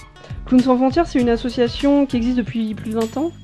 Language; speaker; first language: French; native; French